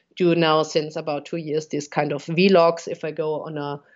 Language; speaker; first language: English; non-native, fluent; German